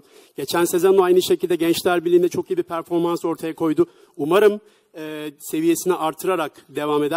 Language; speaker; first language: Turkish; native; Turkish